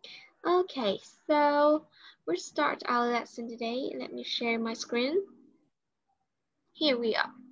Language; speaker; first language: English; non-native, learner; Vietnamese